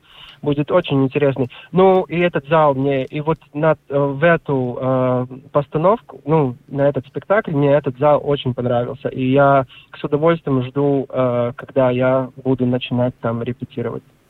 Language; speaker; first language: Russian; non-native, local second language; Latvian